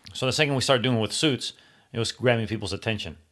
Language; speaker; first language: English; early bilingual, other home language; Greek